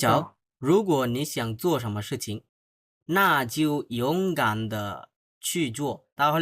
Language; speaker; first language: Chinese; non-native, fluent; Bangla